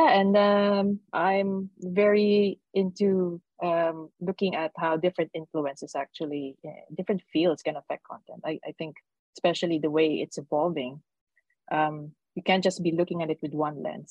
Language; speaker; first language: English; non-native, local second language; Filipino